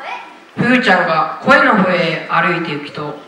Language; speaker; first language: Japanese; non-native, learner; Mongolian